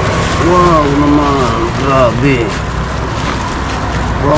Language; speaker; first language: Spanish; non-native, learner; Filipino